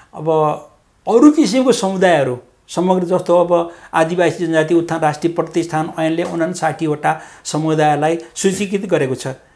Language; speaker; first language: Nepali; non-native, local second language; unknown